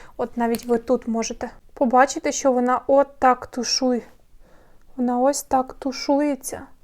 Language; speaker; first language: Ukrainian; non-native, local second language; Russian